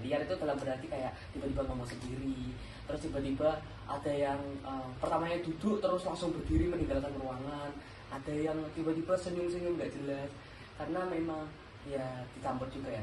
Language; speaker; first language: Indonesian; native; Indonesian